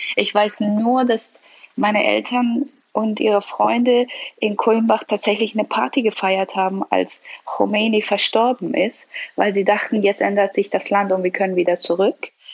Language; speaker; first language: German; early bilingual, other home language; Persian